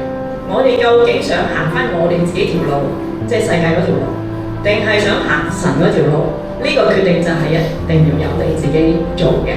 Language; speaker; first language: Cantonese; native; Cantonese